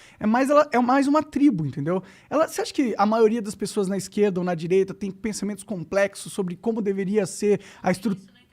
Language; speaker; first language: Portuguese; native; Portuguese